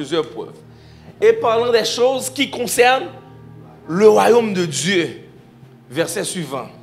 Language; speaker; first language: French; non-native, local second language; Haitian Creole